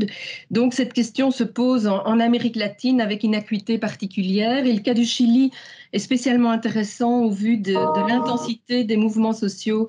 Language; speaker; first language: French; native; French